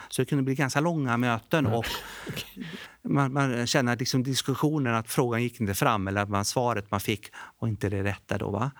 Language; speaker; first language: Swedish; early bilingual, other home language; Bosnian